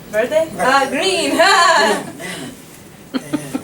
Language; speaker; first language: Spanish; non-native, learner; English